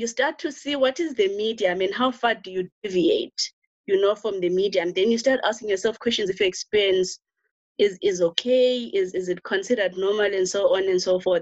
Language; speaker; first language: English; non-native, local second language; Xhosa